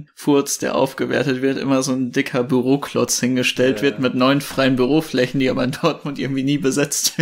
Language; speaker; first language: German; native; German